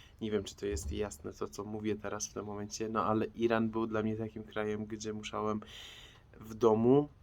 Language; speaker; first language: Polish; non-native, fluent; Persian